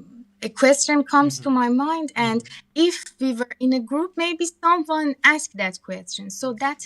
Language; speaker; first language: English; non-native, learner; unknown